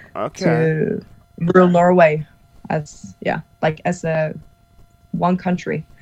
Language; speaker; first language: English; non-native, fluent; Norwegian